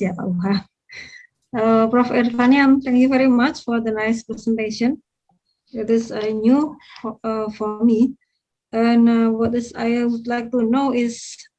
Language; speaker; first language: English; non-native, fluent; Indonesian